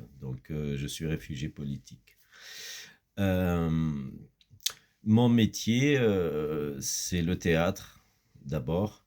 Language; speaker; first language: French; non-native, fluent; Kurdish